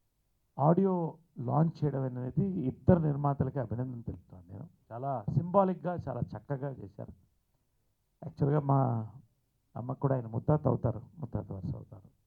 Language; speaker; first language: Telugu; native; Telugu